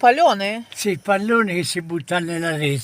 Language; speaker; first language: Italian; native; Italian